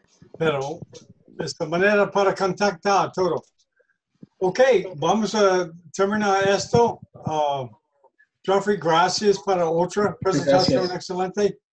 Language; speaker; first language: Spanish; non-native, learner; English